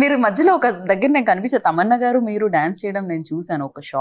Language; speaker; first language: Telugu; native; Telugu